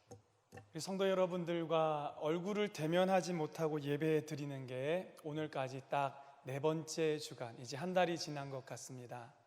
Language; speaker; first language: Korean; native; Korean